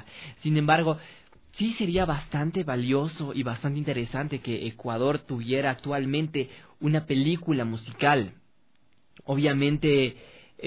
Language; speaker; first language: Spanish; native; Spanish